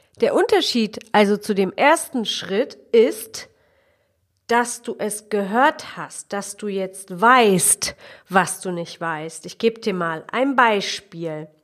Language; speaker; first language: German; early bilingual, other home language; Polish